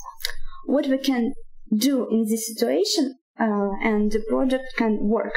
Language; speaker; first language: English; non-native, learner; Russian